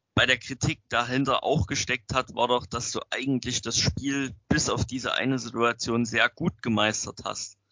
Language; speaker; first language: German; native; German